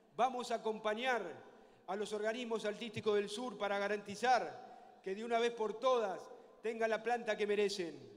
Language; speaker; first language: Spanish; native; Spanish